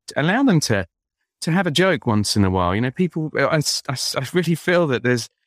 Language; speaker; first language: English; native; English